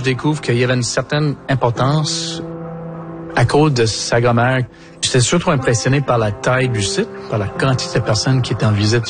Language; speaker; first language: French; native; French